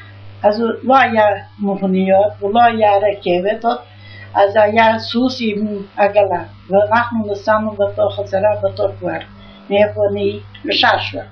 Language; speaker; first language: Hebrew; non-native, fluent; Yiddish